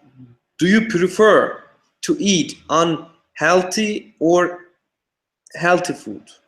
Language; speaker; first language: English; non-native, fluent; Turkish